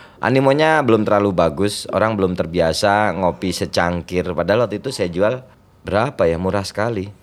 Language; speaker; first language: Indonesian; non-native, local second language; Javanese